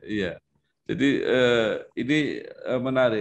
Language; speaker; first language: Indonesian; native; Indonesian